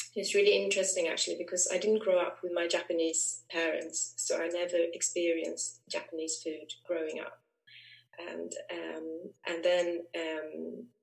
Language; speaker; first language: English; non-native, fluent; Swedish